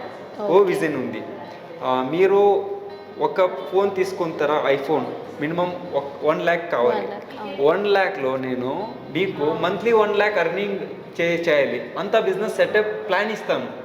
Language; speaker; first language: Telugu; non-native, local second language; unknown